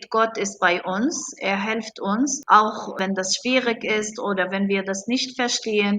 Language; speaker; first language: German; non-native, fluent; Arabic